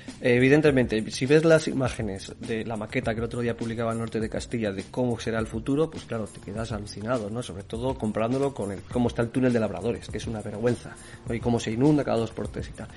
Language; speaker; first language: Spanish; native; Spanish